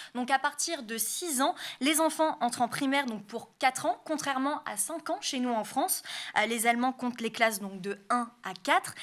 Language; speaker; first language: French; native; French